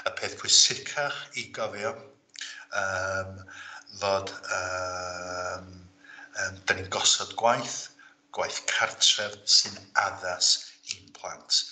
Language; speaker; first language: Welsh; native; Welsh